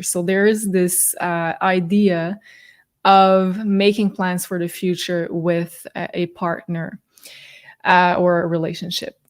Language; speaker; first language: English; non-native, fluent; French